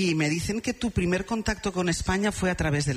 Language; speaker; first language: Spanish; native; Spanish